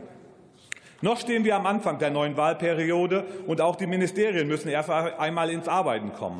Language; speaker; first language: German; native; German